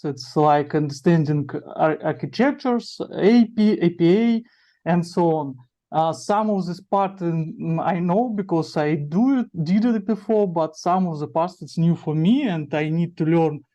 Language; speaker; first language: English; non-native, learner; Russian